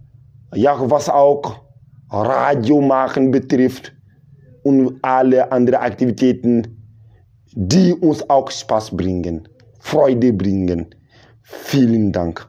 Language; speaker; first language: German; non-native, local second language; Bambara